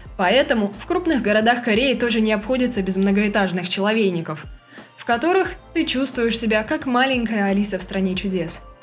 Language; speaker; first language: Russian; native; Russian